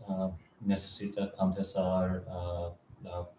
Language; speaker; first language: Spanish; non-native, learner; English